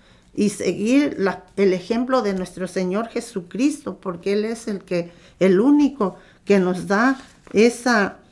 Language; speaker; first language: Spanish; native; Spanish